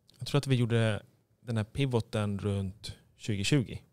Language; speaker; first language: Swedish; native; Swedish